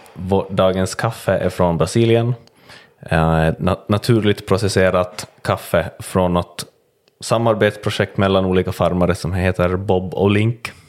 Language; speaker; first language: Swedish; native; Swedish